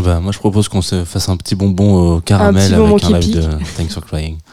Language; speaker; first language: French; native; French